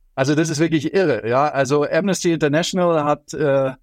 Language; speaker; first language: German; native; German